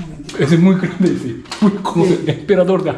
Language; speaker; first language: Spanish; non-native, learner; Japanese